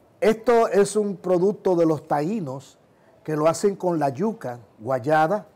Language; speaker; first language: Spanish; native; Spanish